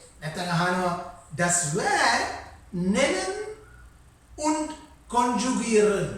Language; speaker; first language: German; non-native, fluent; Sinhala